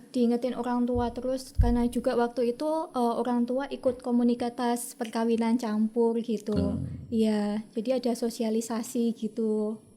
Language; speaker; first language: Indonesian; early bilingual, other home language; German